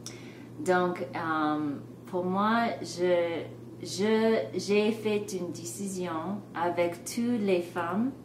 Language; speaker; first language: French; non-native, fluent; English